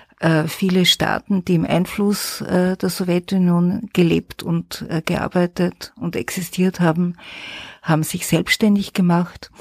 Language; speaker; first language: German; native; German